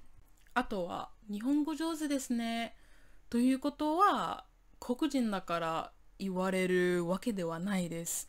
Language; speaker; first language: Japanese; non-native, fluent; English